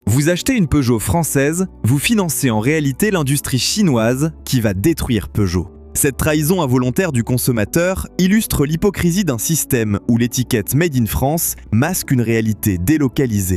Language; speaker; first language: French; native; French